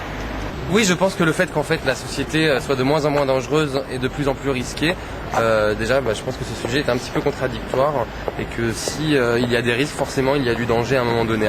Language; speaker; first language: French; native; French